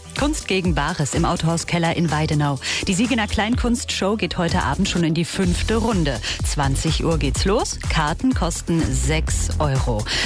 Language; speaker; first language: German; native; German